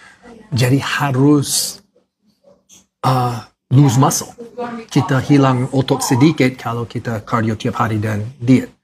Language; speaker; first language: Indonesian; non-native, learner; English